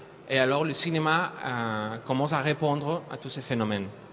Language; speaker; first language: French; non-native, fluent; Spanish